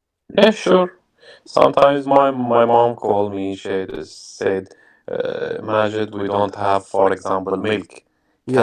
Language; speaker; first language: English; non-native, learner; Arabic